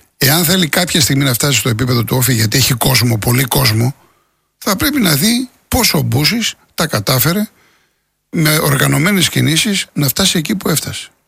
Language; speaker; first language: Greek; native; Greek